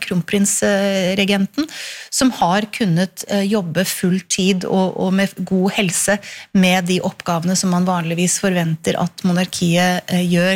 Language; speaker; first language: Norwegian; native; Norwegian